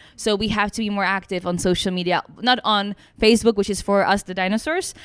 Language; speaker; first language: English; non-native, fluent; Czech